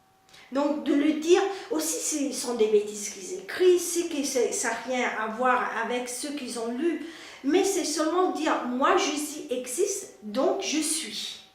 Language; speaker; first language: French; non-native, fluent; Spanish